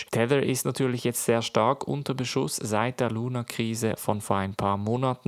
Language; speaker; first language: German; native; German